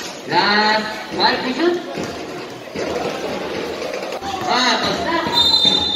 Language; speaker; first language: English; non-native, local second language; Filipino